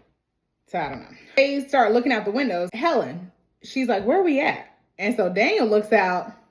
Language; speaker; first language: English; native; English